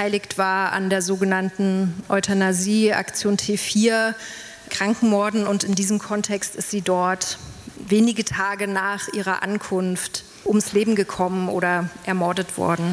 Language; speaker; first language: German; native; German